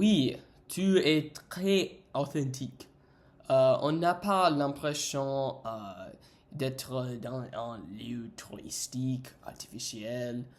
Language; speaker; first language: French; non-native, learner; English